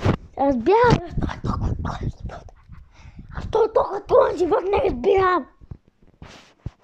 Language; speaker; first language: Bulgarian; native; Bulgarian